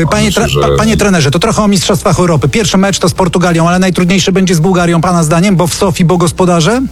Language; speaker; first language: Polish; native; Polish